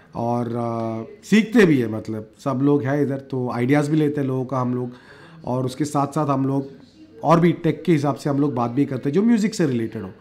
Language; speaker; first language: Hindi; native; Hindi